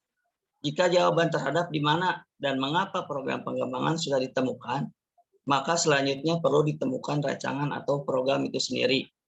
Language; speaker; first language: Indonesian; native; Indonesian